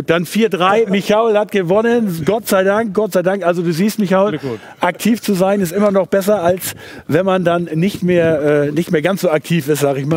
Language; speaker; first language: German; native; German